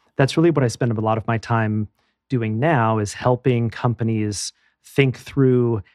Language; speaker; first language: English; native; English